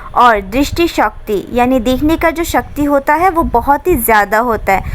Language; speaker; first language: Hindi; non-native, local second language; Bangla